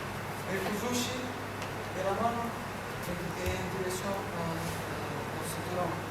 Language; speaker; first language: Spanish; non-native, learner; Portuguese